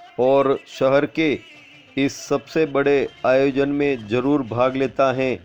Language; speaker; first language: Hindi; native; Hindi